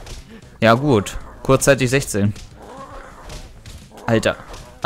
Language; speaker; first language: German; native; German